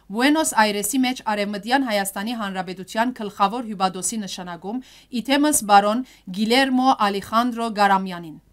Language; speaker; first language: Armenian; early bilingual, heritage; Armenian